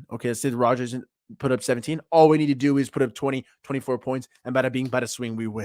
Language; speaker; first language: English; native; English